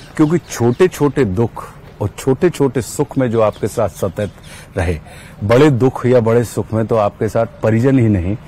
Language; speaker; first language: Hindi; native; Hindi